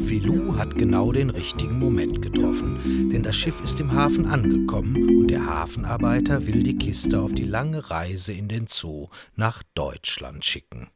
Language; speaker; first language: German; native; German